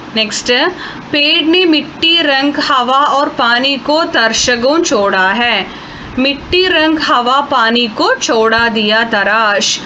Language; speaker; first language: Hindi; non-native, local second language; Malayalam